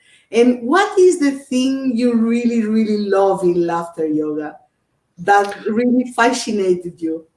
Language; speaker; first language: English; non-native, learner; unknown